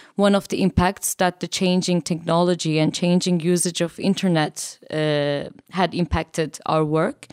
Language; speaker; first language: English; non-native, fluent; Turkish